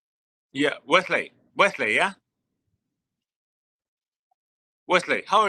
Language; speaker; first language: English; non-native, learner; Romanian